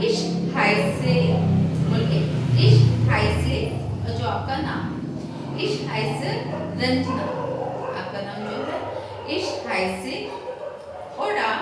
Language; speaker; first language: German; non-native, learner; Hindi